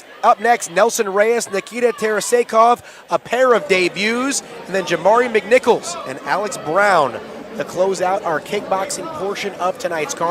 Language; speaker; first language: English; native; English